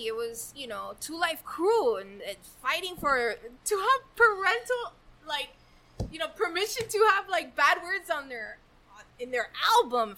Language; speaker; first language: English; early bilingual, other home language; Spanish